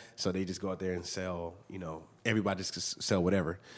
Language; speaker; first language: English; native; English